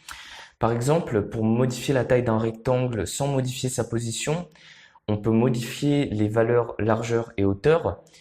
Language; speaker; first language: French; native; French